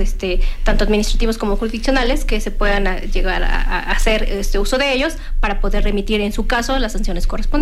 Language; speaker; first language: Spanish; native; Spanish